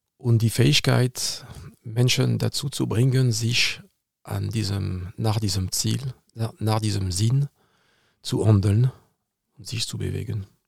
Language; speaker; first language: German; non-native, fluent; French